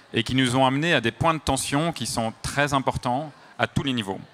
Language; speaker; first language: French; native; French